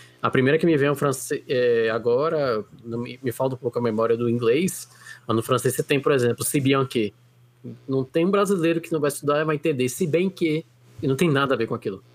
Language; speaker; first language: Portuguese; native; Portuguese